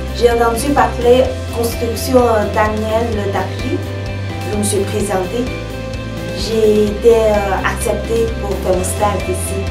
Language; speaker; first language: French; non-native, fluent; Chinese